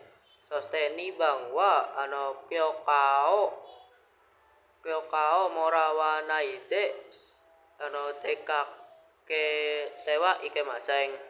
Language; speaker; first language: Japanese; non-native, learner; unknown